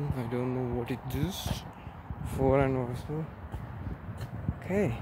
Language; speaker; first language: English; non-native, learner; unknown